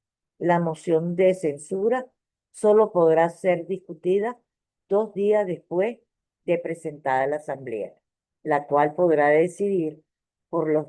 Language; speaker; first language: Spanish; native; Spanish